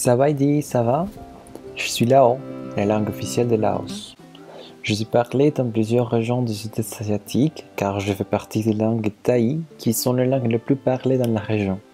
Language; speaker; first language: French; non-native, learner; Spanish